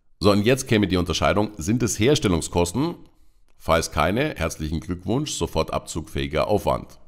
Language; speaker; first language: German; native; German